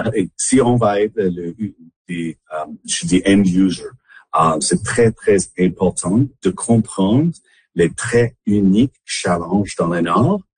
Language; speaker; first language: French; non-native, local second language; English